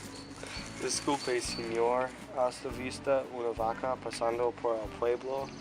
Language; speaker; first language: Spanish; non-native, learner; English